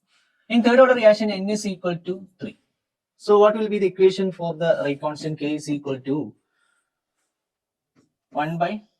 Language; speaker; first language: English; non-native, local second language; Malayalam